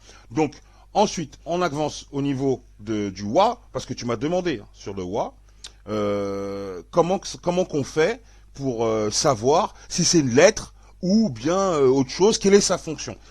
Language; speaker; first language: French; native; French